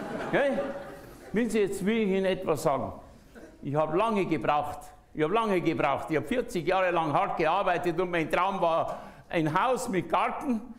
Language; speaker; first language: German; native; German